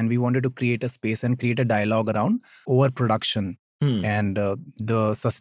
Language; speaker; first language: English; non-native, local second language; Hindi